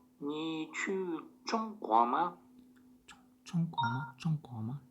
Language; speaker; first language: Chinese; non-native, learner; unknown